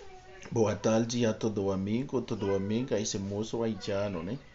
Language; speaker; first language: Portuguese; non-native, learner; Haitian Creole